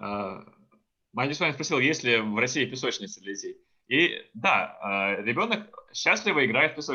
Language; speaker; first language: Russian; native; Russian